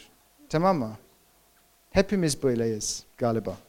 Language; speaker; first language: Turkish; non-native, fluent; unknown